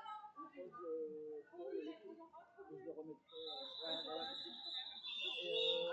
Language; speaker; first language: French; native; French